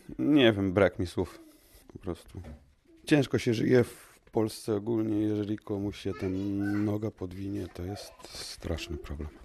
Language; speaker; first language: Polish; native; Polish